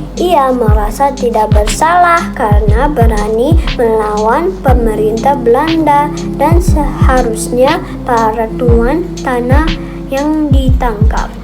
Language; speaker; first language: Indonesian; native; Indonesian